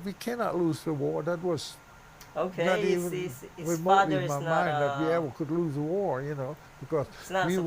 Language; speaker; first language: English; non-native, fluent; German